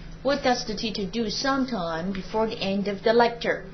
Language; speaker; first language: English; non-native, fluent; Chinese